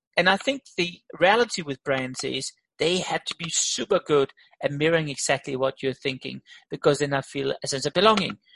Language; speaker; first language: English; non-native, fluent; Danish